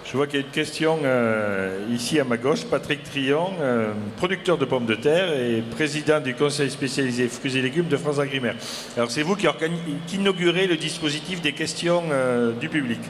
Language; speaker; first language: French; native; French